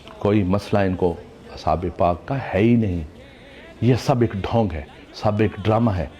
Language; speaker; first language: Urdu; non-native, local second language; Saraiki